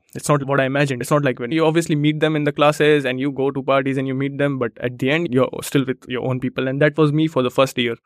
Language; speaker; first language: English; non-native, local second language; Hindi